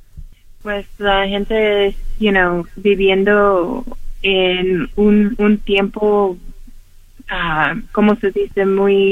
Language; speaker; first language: Spanish; early bilingual, heritage; Spanish